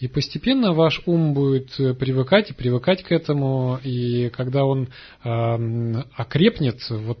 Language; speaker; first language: Russian; native; Russian